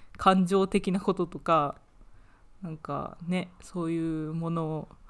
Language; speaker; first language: Japanese; native; Japanese